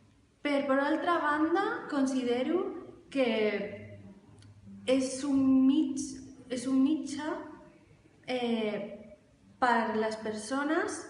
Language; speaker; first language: Catalan; non-native, fluent; Spanish